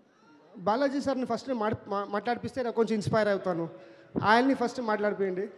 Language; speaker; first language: Telugu; non-native, learner; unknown